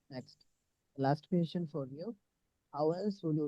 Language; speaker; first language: English; non-native, learner; Bangla